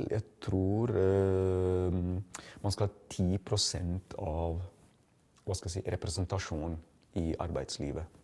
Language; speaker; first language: Norwegian; non-native, fluent; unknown